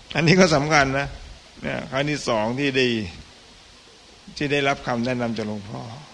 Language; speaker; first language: Thai; native; Thai